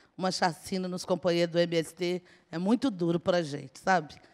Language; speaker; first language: Portuguese; native; Portuguese